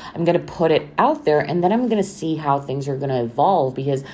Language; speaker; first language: English; non-native, fluent; Romanian